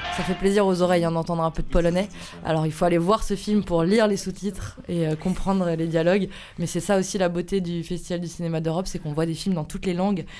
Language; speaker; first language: French; native; French